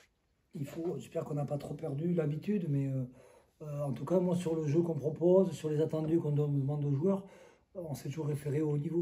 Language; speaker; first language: French; native; French